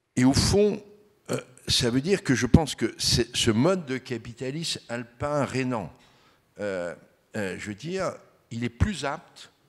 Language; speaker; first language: French; native; French